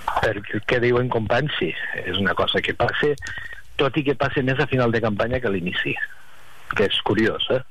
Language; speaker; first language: Catalan; native; Catalan